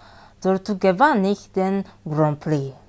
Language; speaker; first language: German; non-native, learner; Japanese